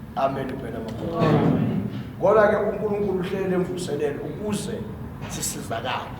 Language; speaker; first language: Zulu; non-native, local second language; Xhosa